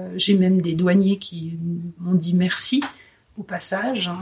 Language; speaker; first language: French; native; French